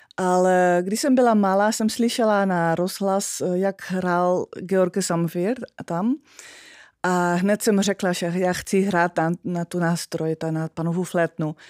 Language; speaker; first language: Czech; non-native, fluent; Dutch